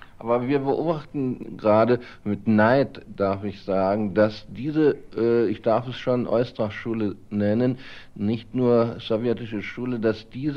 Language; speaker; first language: German; native; German